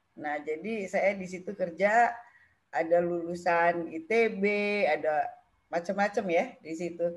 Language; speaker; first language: Indonesian; native; Indonesian